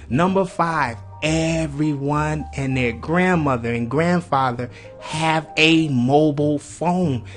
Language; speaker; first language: English; native; English